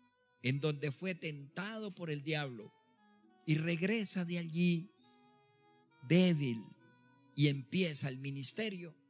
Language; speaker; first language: Spanish; native; Spanish